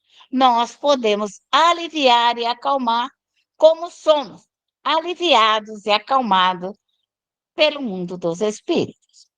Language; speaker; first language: Portuguese; native; Portuguese